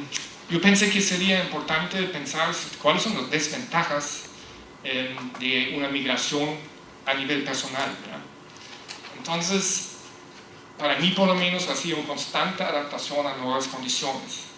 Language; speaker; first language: Spanish; non-native, fluent; German